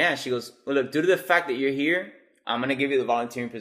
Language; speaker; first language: English; native; English